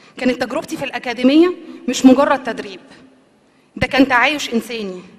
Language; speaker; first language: Arabic; native; Arabic